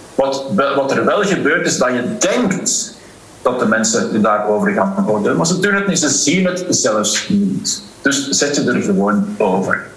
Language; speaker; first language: Dutch; native; Dutch